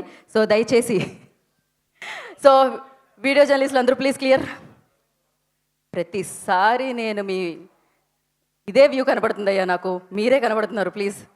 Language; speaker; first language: Telugu; native; Telugu